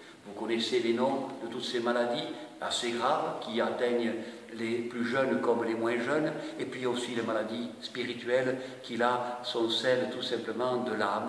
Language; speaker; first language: French; native; French